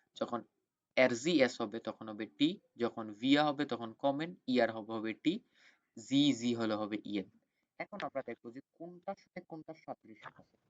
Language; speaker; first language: Bangla; native; Bangla